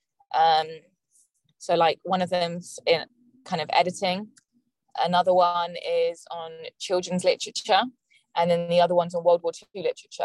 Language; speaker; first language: English; native; English